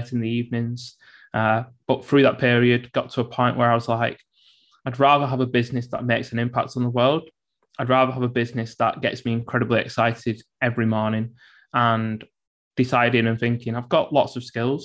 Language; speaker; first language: English; native; English